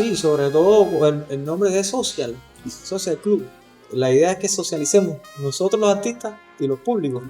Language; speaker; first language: Spanish; native; Spanish